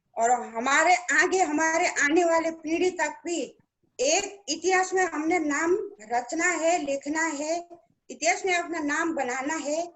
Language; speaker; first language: Hindi; non-native, local second language; Nepali